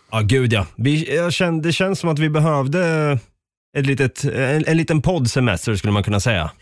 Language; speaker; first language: Swedish; native; Swedish